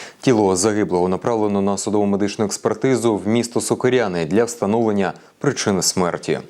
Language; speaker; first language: Ukrainian; native; Ukrainian